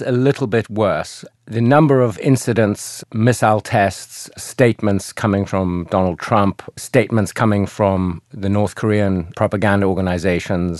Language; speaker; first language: English; native; English